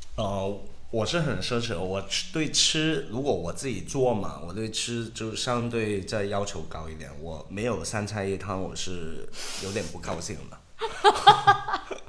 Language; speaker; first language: Chinese; non-native, local second language; Cantonese